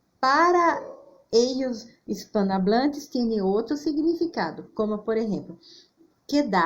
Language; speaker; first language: Spanish; non-native, fluent; Portuguese